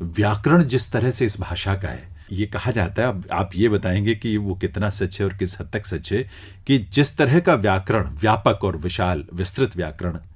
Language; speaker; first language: Hindi; native; Hindi